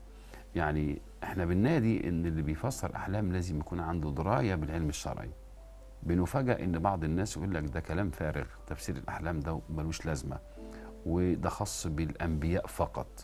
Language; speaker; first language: Arabic; native; Arabic